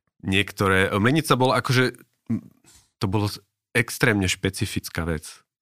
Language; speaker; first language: Slovak; native; Slovak